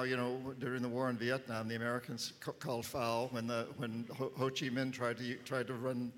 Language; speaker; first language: English; native; English